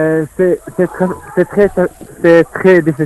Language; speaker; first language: French; non-native, learner; Arabic